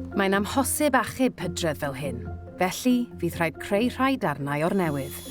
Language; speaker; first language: Welsh; native; Welsh